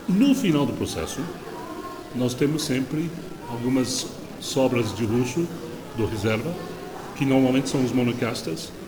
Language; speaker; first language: Portuguese; non-native, fluent; English